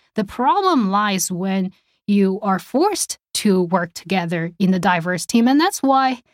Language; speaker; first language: English; early bilingual, other home language; Chinese